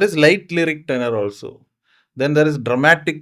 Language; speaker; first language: Tamil; non-native, fluent; Malayalam